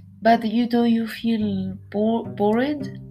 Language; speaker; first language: English; non-native, learner; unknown